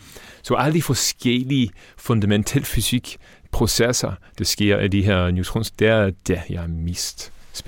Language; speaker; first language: Danish; non-native, fluent; English